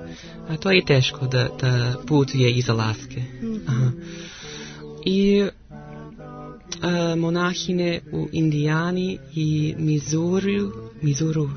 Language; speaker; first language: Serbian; non-native, learner; English